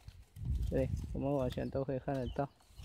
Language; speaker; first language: Chinese; early bilingual, heritage; Chinese